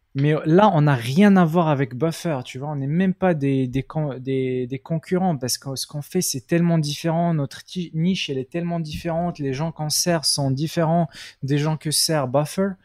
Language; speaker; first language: French; non-native, local second language; Arabic